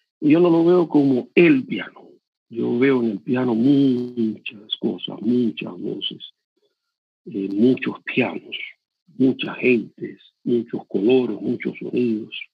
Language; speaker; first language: Spanish; native; Spanish